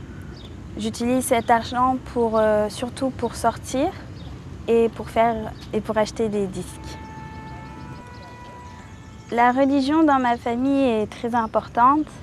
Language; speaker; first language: French; early bilingual, other home language; English